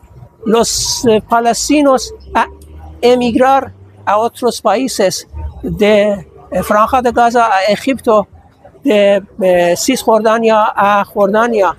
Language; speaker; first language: Spanish; non-native, fluent; Persian